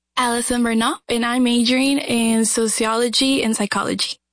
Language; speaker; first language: English; early bilingual, other home language; Spanish